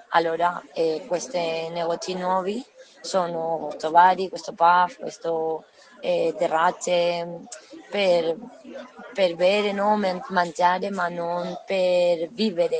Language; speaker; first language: Italian; non-native, learner; Spanish